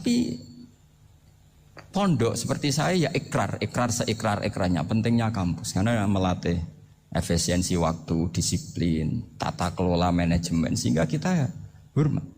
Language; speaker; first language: Indonesian; non-native, local second language; Javanese